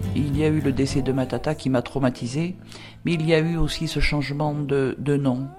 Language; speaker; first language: French; native; French